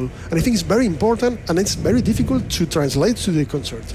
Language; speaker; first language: English; non-native, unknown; Spanish